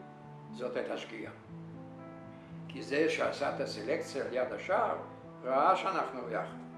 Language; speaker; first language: Hebrew; non-native, fluent; Yiddish